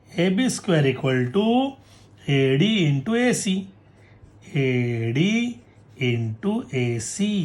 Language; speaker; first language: Hindi; non-native, local second language; Marathi